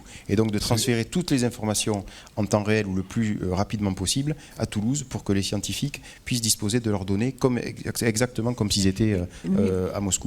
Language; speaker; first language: French; native; French